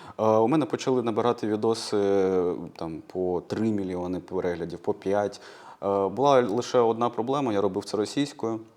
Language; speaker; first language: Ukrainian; non-native, local second language; Russian